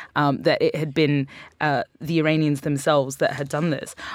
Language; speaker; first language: English; native; English